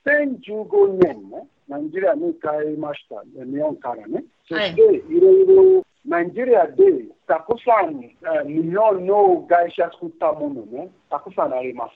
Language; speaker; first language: Japanese; non-native, fluent; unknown